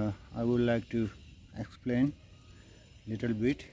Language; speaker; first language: English; non-native, learner; Nepali